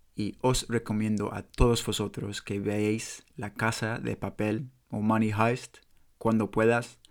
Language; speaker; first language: Spanish; non-native, learner; English